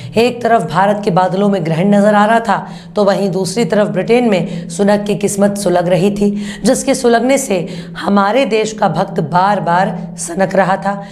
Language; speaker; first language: Hindi; native; Hindi